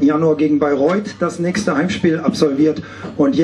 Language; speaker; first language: German; native; German